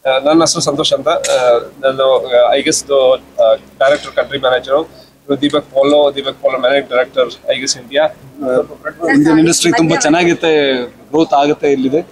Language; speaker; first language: Kannada; non-native, local second language; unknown